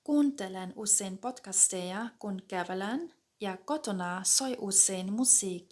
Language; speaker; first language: Finnish; non-native, fluent; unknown